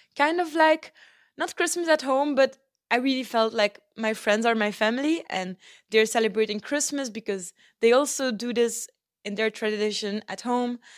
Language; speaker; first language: English; non-native, fluent; Dutch